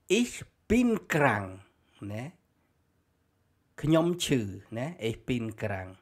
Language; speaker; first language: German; non-native, learner; Khmer